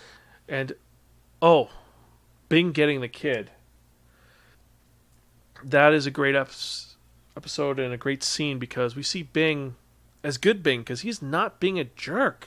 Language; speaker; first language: English; native; English